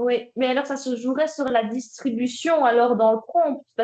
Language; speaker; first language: French; native; French